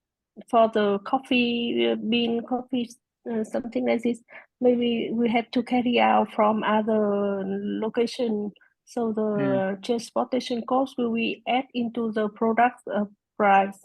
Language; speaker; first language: English; non-native, learner; Vietnamese